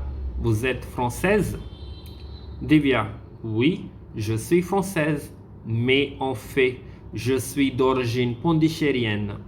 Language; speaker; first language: French; non-native, fluent; Tamil